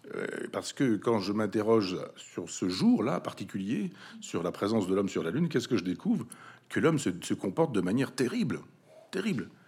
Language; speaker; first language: French; native; French